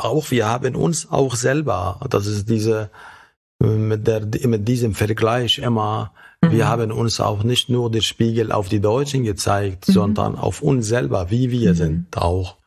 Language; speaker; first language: German; non-native, fluent; Arabic